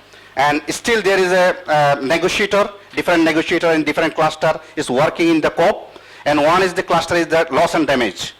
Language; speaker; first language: English; non-native, learner; Bangla